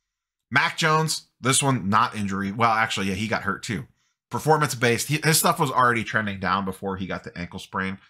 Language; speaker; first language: English; native; English